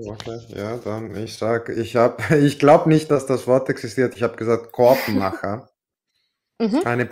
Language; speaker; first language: German; non-native, fluent; Italian